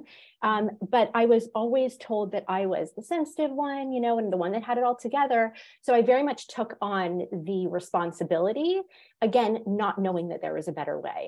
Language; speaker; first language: English; native; English